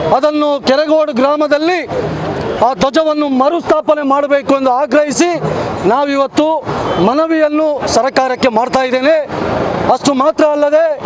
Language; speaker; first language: Kannada; native; Kannada